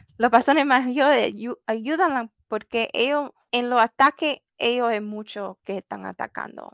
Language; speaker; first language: Spanish; early bilingual, heritage; Spanish